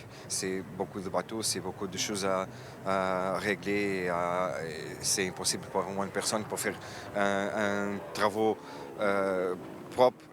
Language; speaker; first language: French; non-native, fluent; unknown